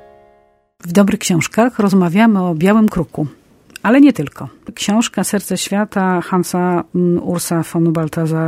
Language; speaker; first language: Polish; native; Polish